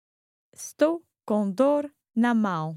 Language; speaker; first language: Portuguese; non-native, learner; English